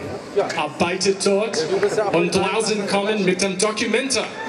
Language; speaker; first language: German; non-native, learner; English